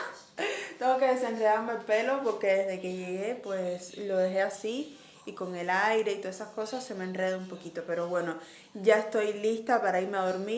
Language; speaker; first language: Spanish; native; Spanish